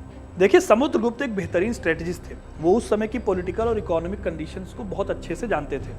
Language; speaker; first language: Hindi; native; Hindi